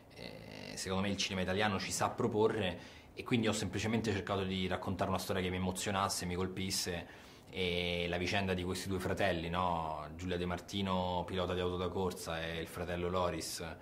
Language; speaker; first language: Italian; native; Italian